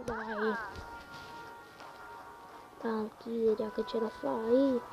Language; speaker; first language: Italian; native; Italian